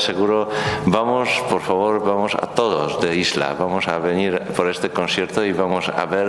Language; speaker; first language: Spanish; non-native, learner; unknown